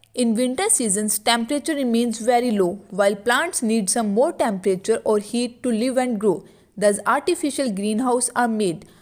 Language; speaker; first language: English; non-native, local second language; Punjabi